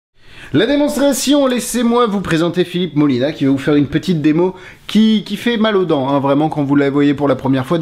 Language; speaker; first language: French; native; French